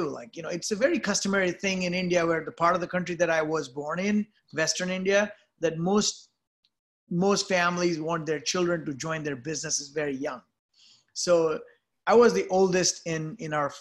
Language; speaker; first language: English; non-native, local second language; Gujarati